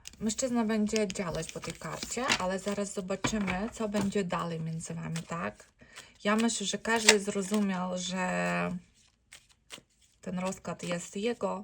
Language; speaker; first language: Polish; non-native, learner; Ukrainian